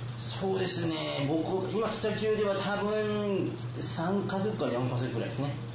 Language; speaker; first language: Japanese; non-native, fluent; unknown